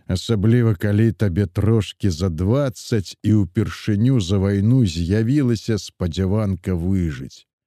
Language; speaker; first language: Belarusian; native; Belarusian